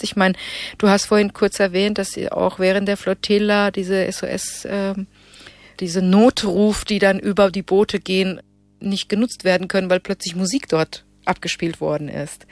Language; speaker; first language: German; native; German